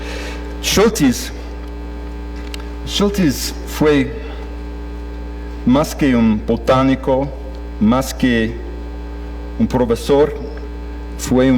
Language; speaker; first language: Spanish; non-native, fluent; English